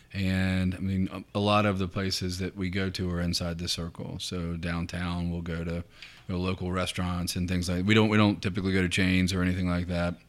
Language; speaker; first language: English; native; English